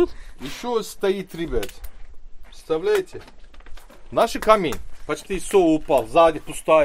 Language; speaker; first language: Russian; non-native, learner; Turkish